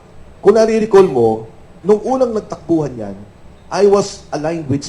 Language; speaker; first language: Filipino; native; Filipino